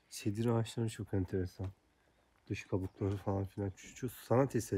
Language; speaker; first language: Turkish; native; Turkish